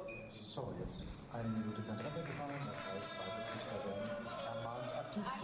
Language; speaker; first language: German; native; German